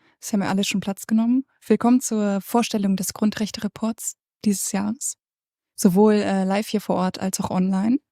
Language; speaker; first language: German; native; German